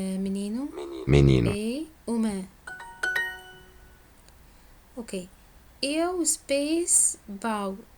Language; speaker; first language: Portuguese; non-native, learner; Arabic